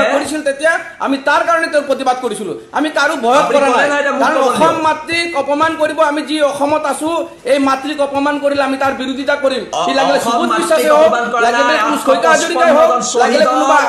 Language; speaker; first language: Assamese; non-native, local second language; Bangla